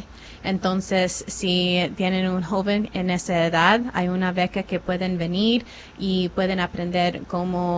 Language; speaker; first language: Spanish; non-native, fluent; English